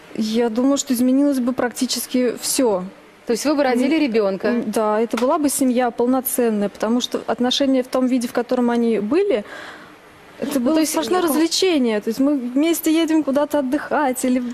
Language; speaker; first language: Russian; native; Russian